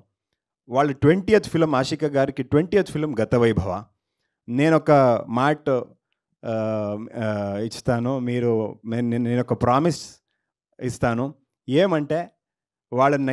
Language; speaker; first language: Telugu; non-native, learner; Kannada